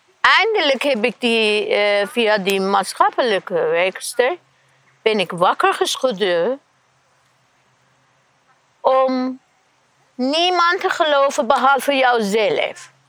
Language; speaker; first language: Dutch; non-native, learner; Persian